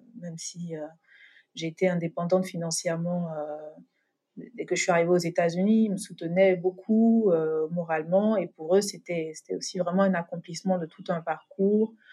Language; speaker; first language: French; native; French